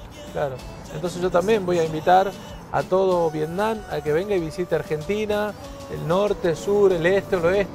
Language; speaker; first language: Spanish; native; Spanish